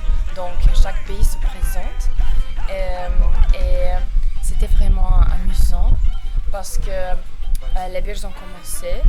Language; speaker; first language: French; non-native, fluent; Serbian